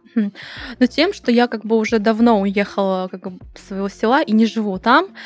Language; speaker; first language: Russian; non-native, local second language; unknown